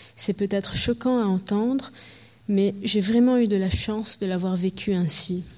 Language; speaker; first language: French; early bilingual, heritage; French